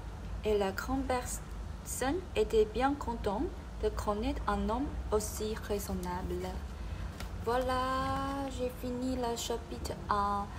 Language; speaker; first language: French; non-native, learner; Chinese